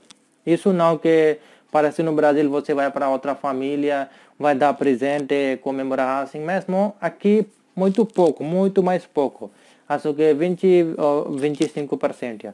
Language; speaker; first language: Portuguese; non-native, learner; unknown